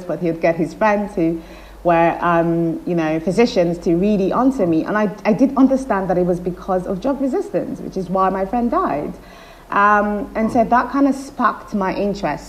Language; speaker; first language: English; non-native, local second language; Igbo